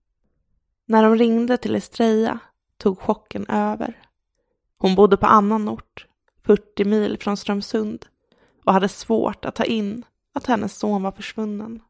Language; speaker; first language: Swedish; native; Swedish